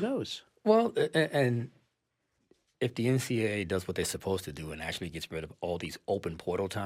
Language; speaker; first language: English; native; English